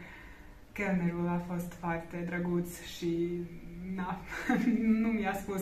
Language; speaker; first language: Romanian; non-native, learner; Croatian